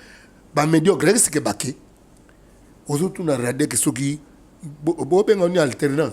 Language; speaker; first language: French; non-native, local second language; Lingala